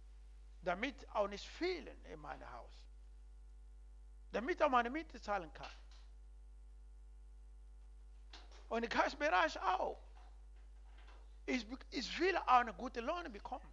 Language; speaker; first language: German; non-native, learner; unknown